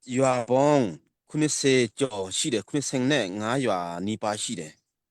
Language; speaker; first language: Burmese; non-native, local second language; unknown